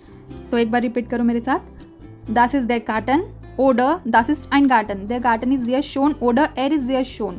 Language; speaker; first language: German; non-native, learner; Hindi